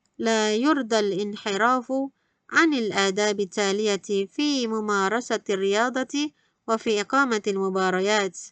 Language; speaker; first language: Arabic; non-native, fluent; Malay